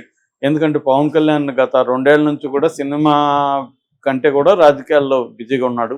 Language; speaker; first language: Telugu; native; Telugu